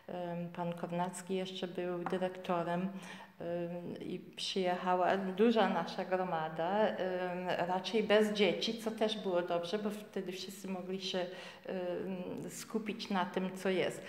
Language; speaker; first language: Polish; early bilingual, heritage; Polish